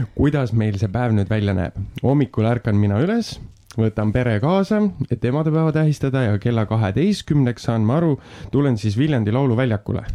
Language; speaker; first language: Estonian; native; Estonian